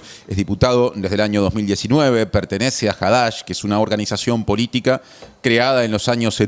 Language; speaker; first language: Spanish; native; Spanish